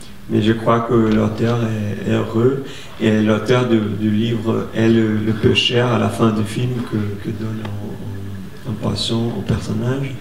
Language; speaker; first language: French; non-native, fluent; Portuguese